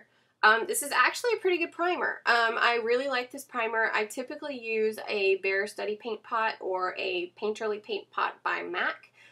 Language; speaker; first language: English; native; English